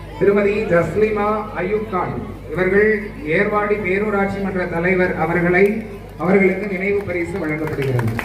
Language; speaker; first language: Tamil; native; Tamil